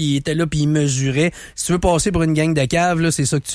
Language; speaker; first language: French; native; French